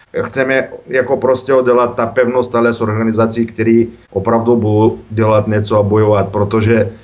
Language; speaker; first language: Czech; non-native, learner; Bulgarian